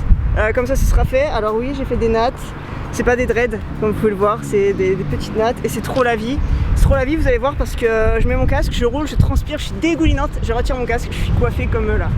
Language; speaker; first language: French; native; French